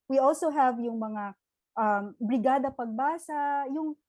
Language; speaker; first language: Filipino; native; Filipino